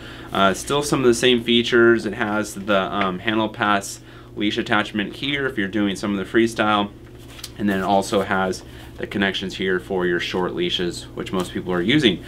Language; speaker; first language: English; native; English